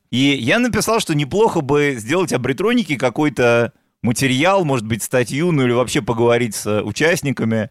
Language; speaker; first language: Russian; native; Russian